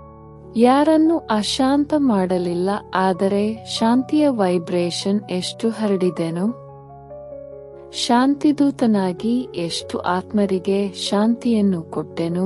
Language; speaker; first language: Kannada; native; Kannada